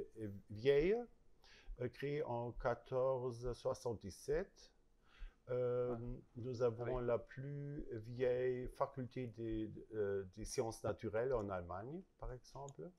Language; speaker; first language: French; non-native, learner; German